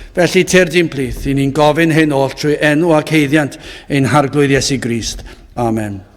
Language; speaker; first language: Welsh; native; Welsh